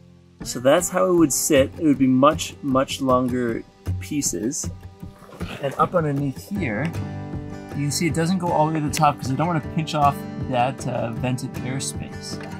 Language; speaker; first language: English; native; English